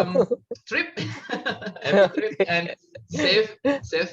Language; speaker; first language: English; non-native, learner; Indonesian